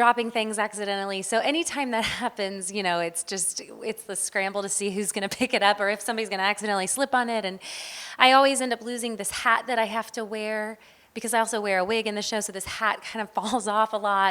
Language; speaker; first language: English; native; English